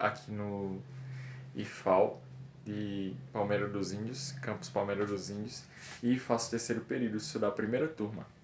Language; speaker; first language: Portuguese; native; Portuguese